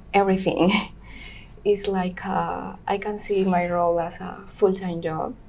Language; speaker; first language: English; non-native, learner; Spanish